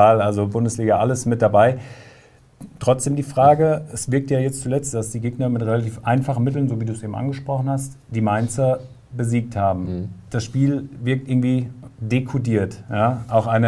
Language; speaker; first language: German; native; German